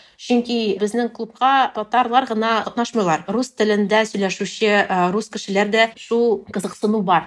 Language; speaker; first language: Tatar; non-native, local second language; Russian